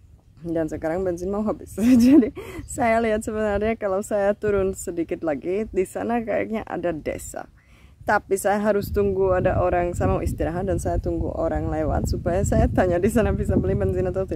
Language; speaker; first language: Indonesian; non-native, fluent; Czech